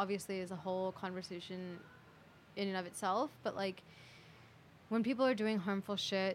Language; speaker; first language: English; native; English